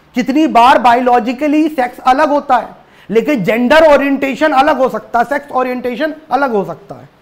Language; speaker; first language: Hindi; native; Hindi